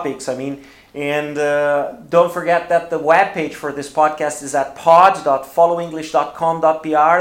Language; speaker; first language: English; non-native, fluent; Portuguese